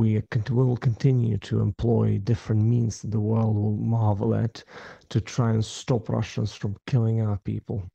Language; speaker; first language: English; non-native, fluent; Ukrainian